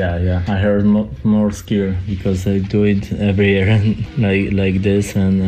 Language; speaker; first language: English; non-native, learner; Polish